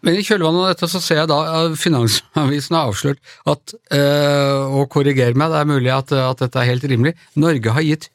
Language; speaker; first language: Norwegian; native; Norwegian